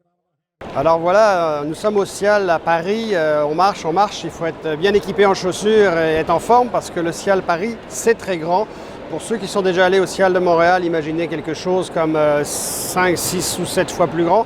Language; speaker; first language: French; native; French